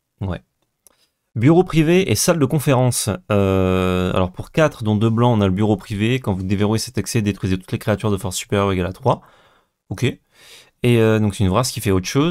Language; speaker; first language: French; native; French